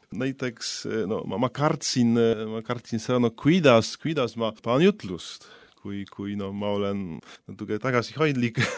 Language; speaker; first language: Estonian; non-native, fluent; Polish